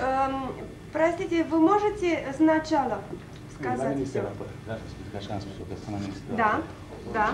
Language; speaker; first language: Russian; non-native, fluent; Romanian